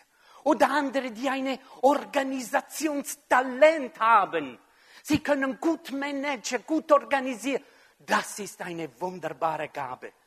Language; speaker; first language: German; non-native, fluent; French